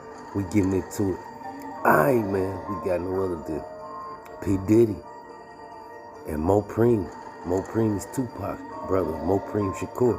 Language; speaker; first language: English; native; English